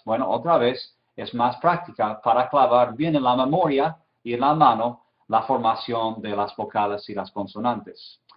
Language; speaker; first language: Spanish; non-native, fluent; English